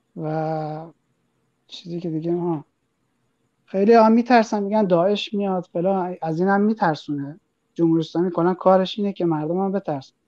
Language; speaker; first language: Persian; native; Persian